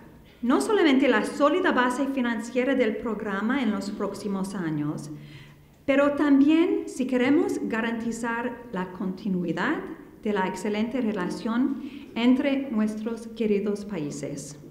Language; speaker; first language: Spanish; non-native, fluent; English